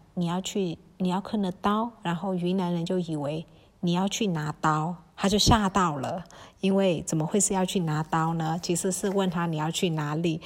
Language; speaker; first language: Chinese; early bilingual, heritage; Chinese